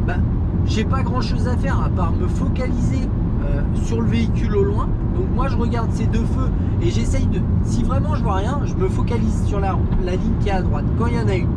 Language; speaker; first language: French; native; French